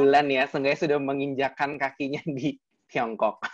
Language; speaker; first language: Indonesian; native; Indonesian